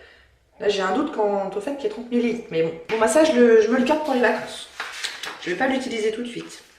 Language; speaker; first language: French; native; French